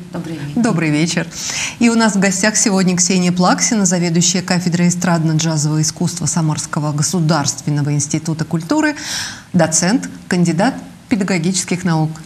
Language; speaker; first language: Russian; native; Russian